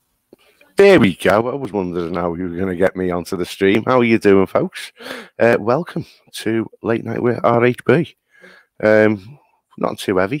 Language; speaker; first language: English; native; English